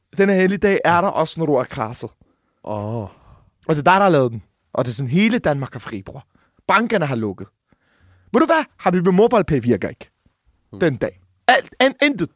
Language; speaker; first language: Danish; early bilingual, other home language; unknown